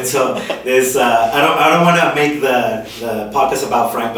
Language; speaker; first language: English; non-native, fluent; Spanish